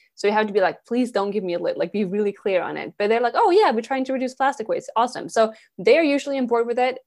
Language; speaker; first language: English; non-native, fluent; Swedish